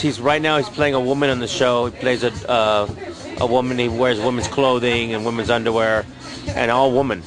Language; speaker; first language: English; native; English